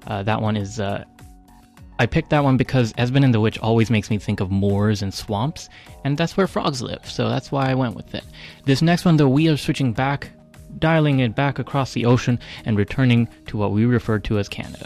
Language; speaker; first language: English; native; English